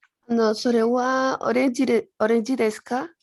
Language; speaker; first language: Japanese; non-native, learner; Spanish